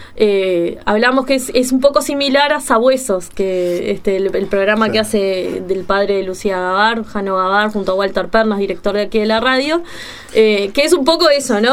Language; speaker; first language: Spanish; native; Spanish